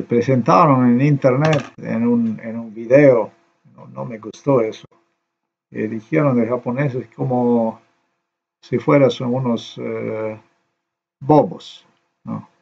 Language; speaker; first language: Spanish; non-native, learner; Slovenian